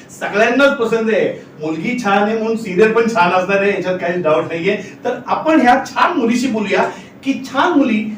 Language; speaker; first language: Marathi; native; Marathi